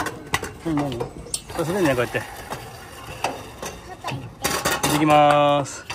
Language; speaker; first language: Japanese; native; Japanese